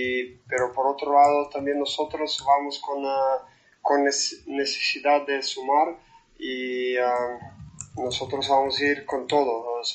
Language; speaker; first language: Spanish; non-native, fluent; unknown